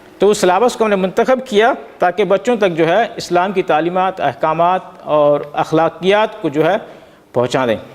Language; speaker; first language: Urdu; native; Urdu